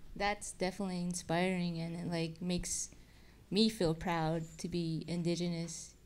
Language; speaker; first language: English; native; English